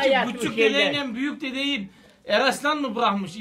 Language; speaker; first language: Turkish; native; Turkish